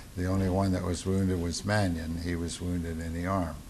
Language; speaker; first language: English; native; English